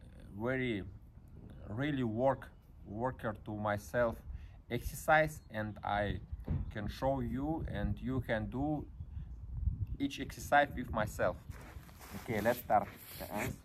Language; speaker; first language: English; non-native, learner; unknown